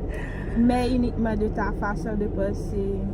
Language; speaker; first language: French; non-native, learner; Haitian Creole